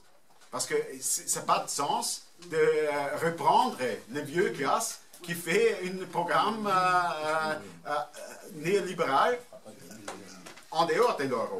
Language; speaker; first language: French; non-native, fluent; German